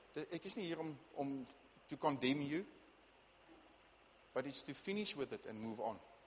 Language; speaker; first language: English; non-native, local second language; Afrikaans